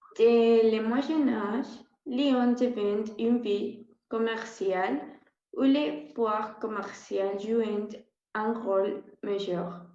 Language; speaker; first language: French; non-native, learner; Spanish